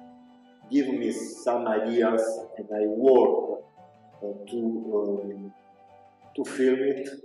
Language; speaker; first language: English; non-native, learner; Italian